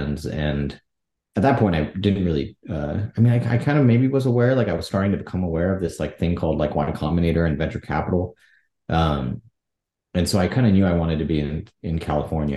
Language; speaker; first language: English; native; English